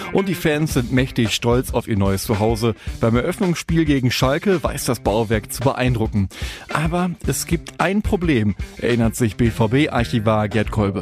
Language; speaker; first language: German; native; German